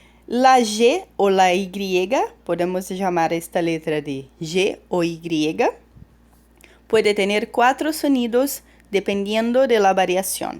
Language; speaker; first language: Spanish; non-native, fluent; Portuguese